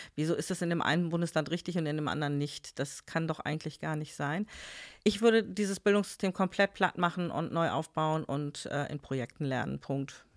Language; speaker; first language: German; native; German